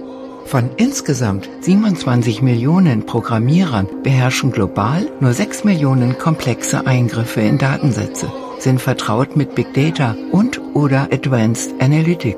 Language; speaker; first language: German; native; German